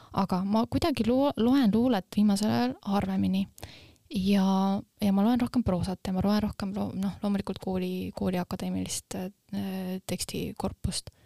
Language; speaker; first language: Estonian; non-native, local second language; Russian